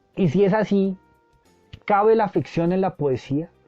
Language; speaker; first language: Spanish; native; Spanish